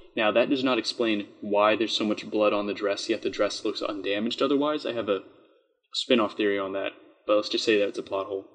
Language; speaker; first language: English; native; English